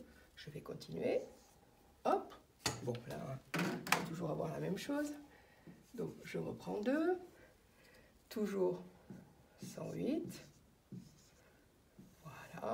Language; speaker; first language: French; native; French